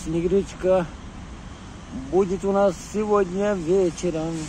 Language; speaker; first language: Russian; non-native, learner; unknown